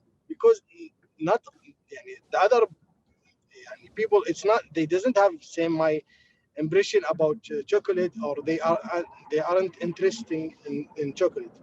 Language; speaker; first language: English; non-native, learner; Arabic